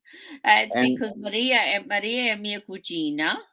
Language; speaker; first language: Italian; early bilingual, heritage; Sicilian